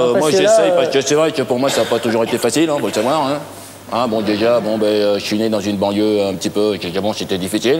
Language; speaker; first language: French; native; French